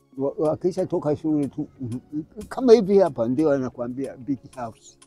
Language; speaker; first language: Swahili; non-native, local second language; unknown